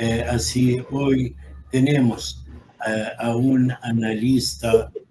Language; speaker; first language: Spanish; non-native, fluent; Arabic